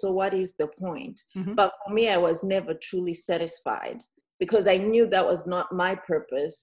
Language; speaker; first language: English; non-native, local second language; Shona